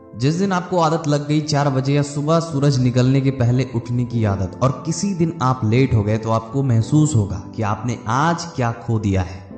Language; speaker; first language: Hindi; native; Hindi